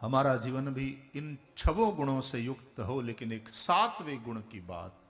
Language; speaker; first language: Hindi; non-native, local second language; Gujarati